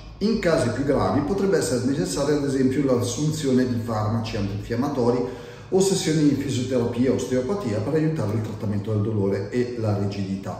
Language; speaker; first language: Italian; native; Italian